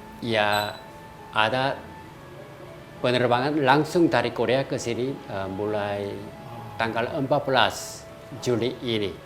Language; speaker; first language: Indonesian; non-native, fluent; Korean